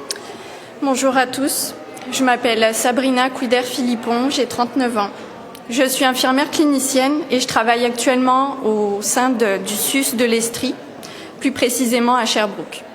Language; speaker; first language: French; native; French